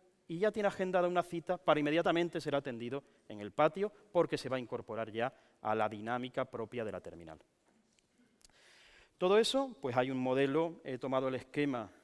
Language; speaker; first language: Spanish; native; Spanish